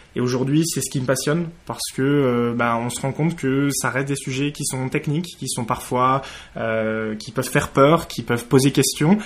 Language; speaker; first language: French; native; French